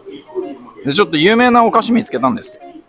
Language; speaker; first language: Japanese; native; Japanese